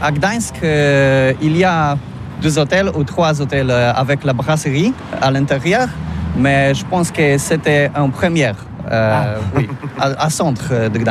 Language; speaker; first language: French; non-native, learner; Polish